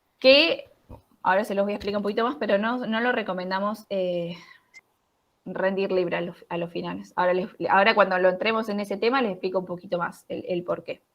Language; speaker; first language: Spanish; native; Spanish